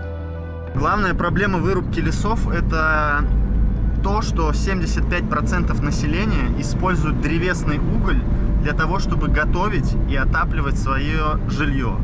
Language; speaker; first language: Russian; native; Russian